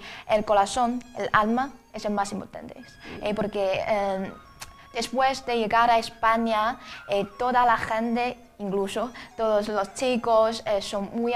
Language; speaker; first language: Spanish; non-native, fluent; Chinese